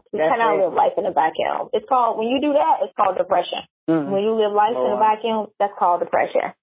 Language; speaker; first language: English; native; English